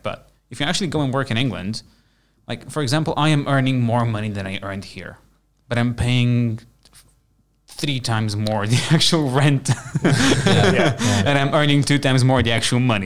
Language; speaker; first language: English; non-native, fluent; Bulgarian